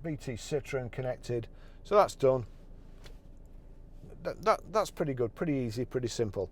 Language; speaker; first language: English; native; English